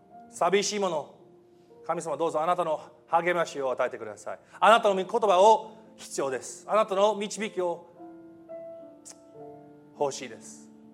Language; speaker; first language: Japanese; non-native, fluent; English